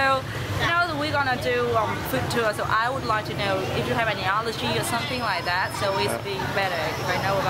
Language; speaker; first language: English; non-native, learner; Vietnamese